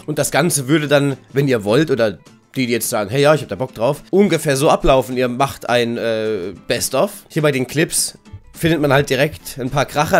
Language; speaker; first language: German; native; German